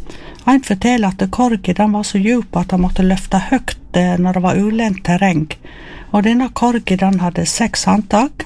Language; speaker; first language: Norwegian; native; Norwegian